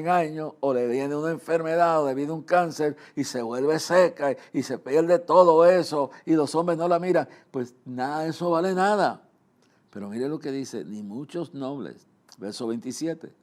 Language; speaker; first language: Spanish; native; Spanish